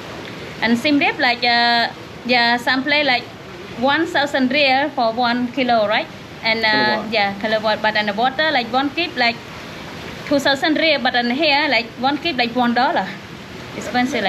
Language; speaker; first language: English; non-native, learner; Khmer